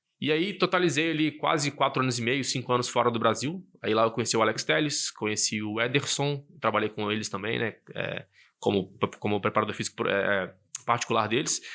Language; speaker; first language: Portuguese; native; Portuguese